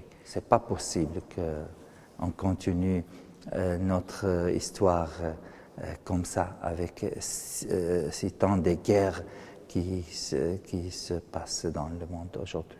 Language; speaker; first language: French; non-native, fluent; Arabic